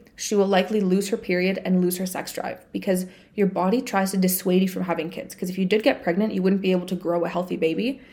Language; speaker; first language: English; non-native, fluent; Bulgarian